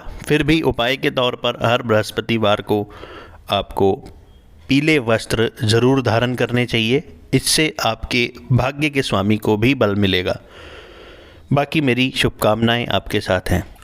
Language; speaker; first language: Hindi; native; Hindi